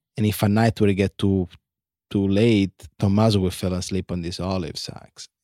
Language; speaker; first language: English; non-native, fluent; Italian